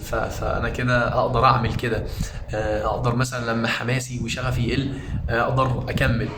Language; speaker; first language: Arabic; native; Arabic